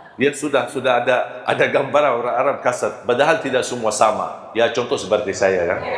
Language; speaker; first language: Malay; non-native, fluent; Arabic